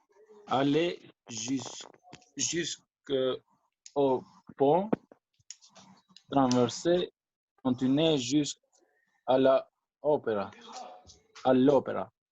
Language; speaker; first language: French; non-native, learner; Albanian